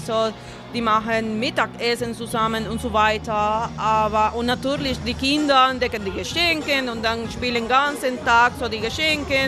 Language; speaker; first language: German; non-native, fluent; Spanish